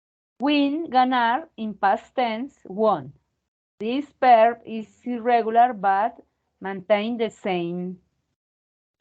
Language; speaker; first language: English; non-native, learner; Spanish